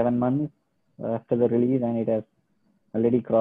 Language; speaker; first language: English; non-native, local second language; Tamil